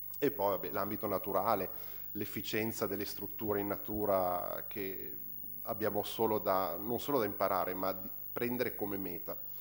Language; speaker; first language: Italian; native; Italian